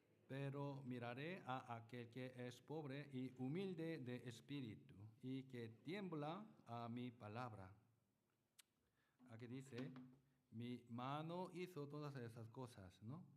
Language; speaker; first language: Spanish; non-native, learner; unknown